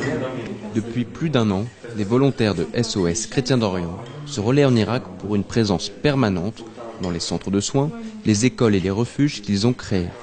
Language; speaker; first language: French; native; French